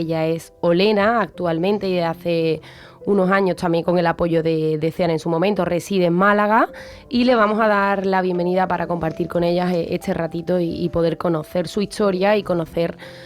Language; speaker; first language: Spanish; native; Spanish